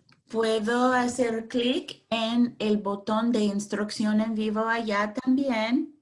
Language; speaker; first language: Spanish; non-native, fluent; English